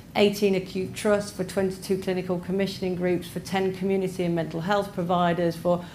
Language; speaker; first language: English; native; English